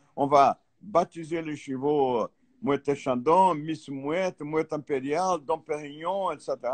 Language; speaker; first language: French; non-native, fluent; Portuguese